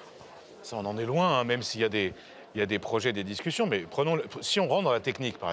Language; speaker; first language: French; native; French